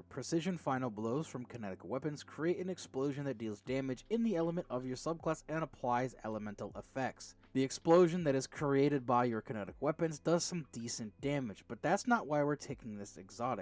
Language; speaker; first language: English; native; English